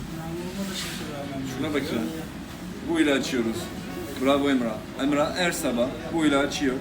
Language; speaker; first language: Turkish; non-native, learner; French